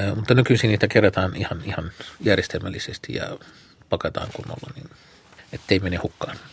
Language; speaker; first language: Finnish; non-native, fluent; Arabic